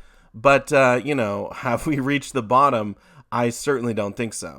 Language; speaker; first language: English; native; English